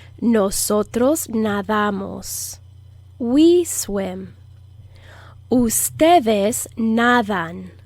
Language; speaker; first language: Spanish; non-native, fluent; English